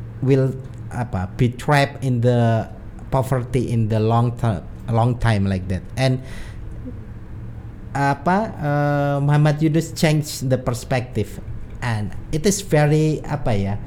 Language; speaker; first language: English; non-native, learner; Indonesian